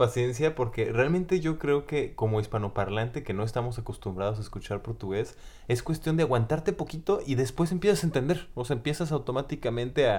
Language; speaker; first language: Spanish; native; Spanish